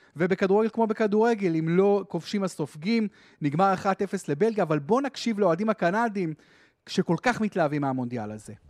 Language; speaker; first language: Hebrew; native; Hebrew